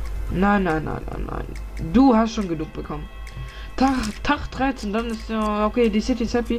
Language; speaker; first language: German; native; German